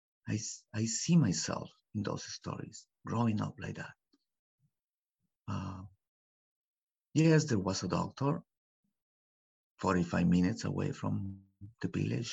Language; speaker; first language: English; non-native, fluent; Spanish